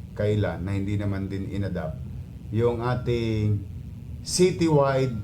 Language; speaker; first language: Filipino; native; Filipino